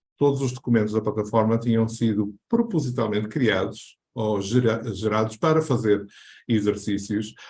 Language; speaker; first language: Portuguese; native; Portuguese